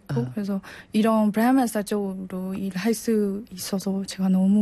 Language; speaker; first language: Korean; non-native, learner; Burmese